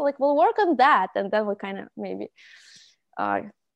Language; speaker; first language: English; non-native, fluent; Russian